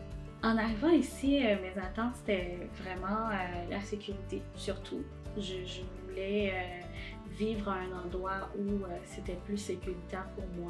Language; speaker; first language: French; non-native, local second language; Haitian Creole